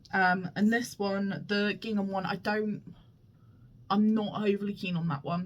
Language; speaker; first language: English; native; English